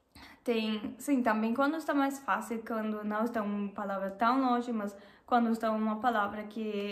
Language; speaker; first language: Portuguese; non-native, learner; German